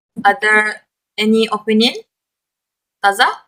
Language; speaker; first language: English; non-native, learner; Malay